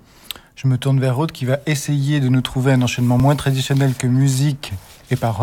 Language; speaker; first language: French; native; French